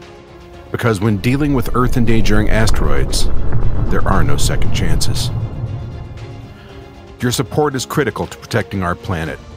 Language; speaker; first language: English; native; English